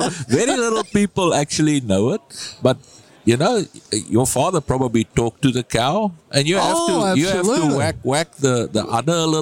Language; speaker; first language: English; non-native, local second language; Afrikaans